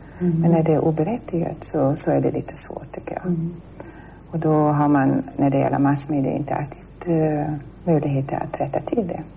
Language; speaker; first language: Swedish; non-native, fluent; German